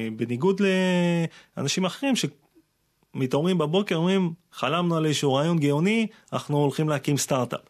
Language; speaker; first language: Hebrew; non-native, fluent; Russian